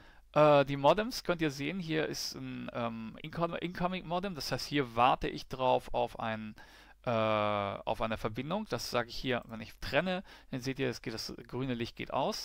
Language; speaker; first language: German; native; German